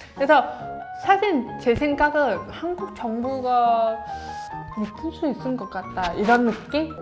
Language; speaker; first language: Korean; non-native, learner; Vietnamese